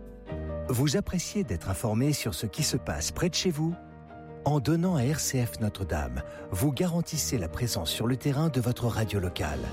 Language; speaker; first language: French; native; French